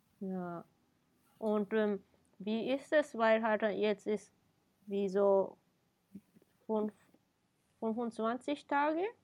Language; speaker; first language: German; native; German